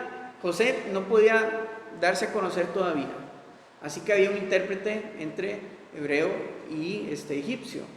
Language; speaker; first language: Spanish; native; Spanish